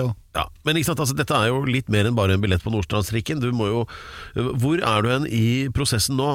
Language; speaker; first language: Norwegian; native; Norwegian